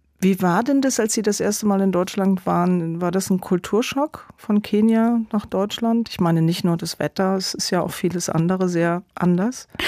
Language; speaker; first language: German; native; German